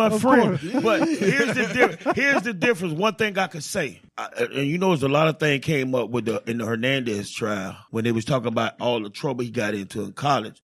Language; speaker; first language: English; native; English